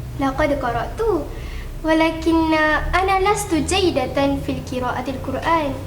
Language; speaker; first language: Arabic; non-native, learner; Malay